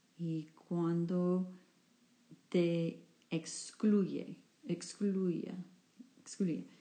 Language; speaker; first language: Spanish; non-native, learner; English